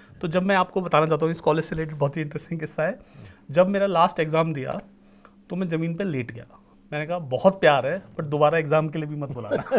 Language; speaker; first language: Hindi; native; Hindi